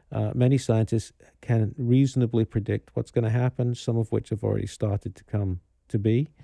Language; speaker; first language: English; native; English